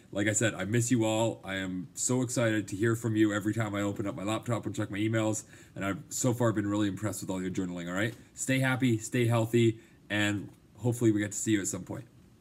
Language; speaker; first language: English; native; English